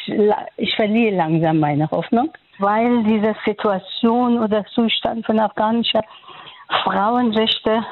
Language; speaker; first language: German; non-native, fluent; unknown